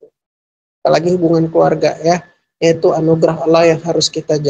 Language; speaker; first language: Indonesian; native; Indonesian